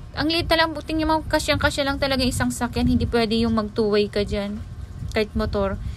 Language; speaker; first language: Filipino; non-native, local second language; Iloko